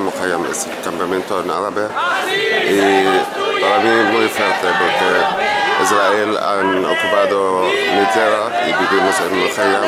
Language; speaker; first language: Spanish; non-native, fluent; Arabic